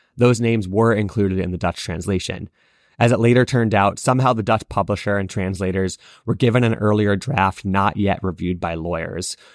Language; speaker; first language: English; native; English